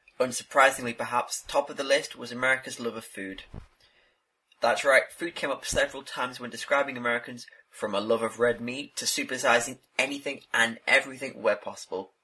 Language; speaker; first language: English; native; English